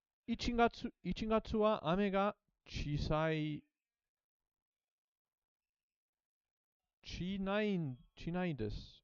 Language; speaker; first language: Japanese; non-native, learner; English